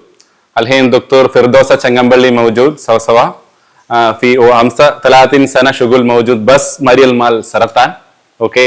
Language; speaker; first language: Arabic; non-native, learner; Malayalam